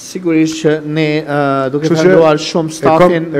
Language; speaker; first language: Albanian; native; Albanian